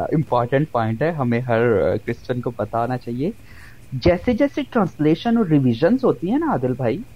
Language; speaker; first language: Urdu; non-native, local second language; Punjabi